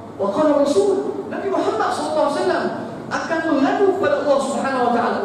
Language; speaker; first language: Malay; non-native, fluent; Arabic